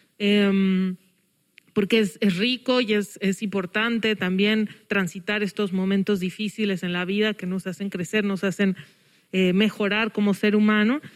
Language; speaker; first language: Spanish; early bilingual, heritage; English